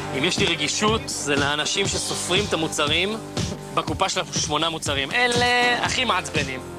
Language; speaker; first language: Hebrew; native; Hebrew